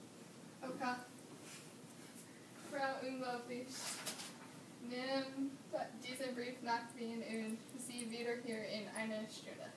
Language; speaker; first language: German; non-native, learner; English